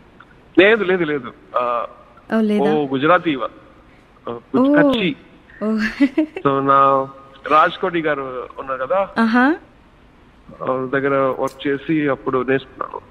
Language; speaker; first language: Telugu; non-native, learner; Tamil